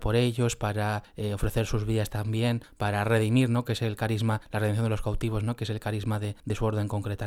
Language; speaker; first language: Spanish; native; Spanish